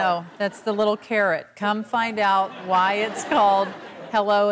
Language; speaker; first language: English; native; English